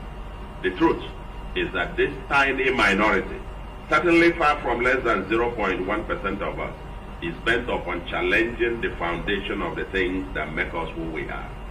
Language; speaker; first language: English; non-native, local second language; Igbo